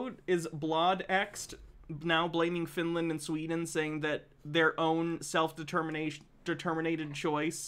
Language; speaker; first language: English; native; English